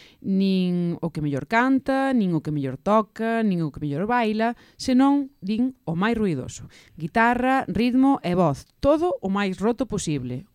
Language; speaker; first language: Galician; native; Galician